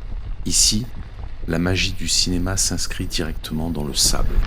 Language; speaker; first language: French; native; French